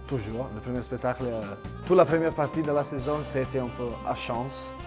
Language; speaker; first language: French; non-native, learner; Italian